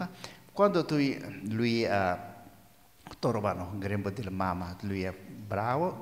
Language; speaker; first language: Italian; non-native, learner; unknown